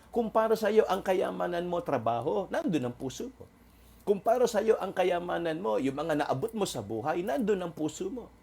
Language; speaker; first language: Filipino; non-native, local second language; Waray